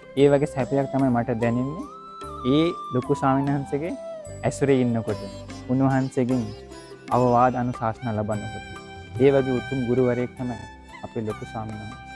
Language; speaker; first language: Sinhala; non-native, fluent; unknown